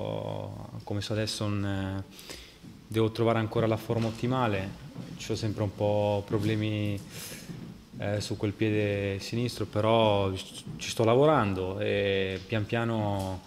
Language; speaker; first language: Italian; non-native, fluent; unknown